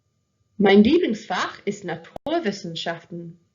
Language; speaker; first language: German; non-native, fluent; English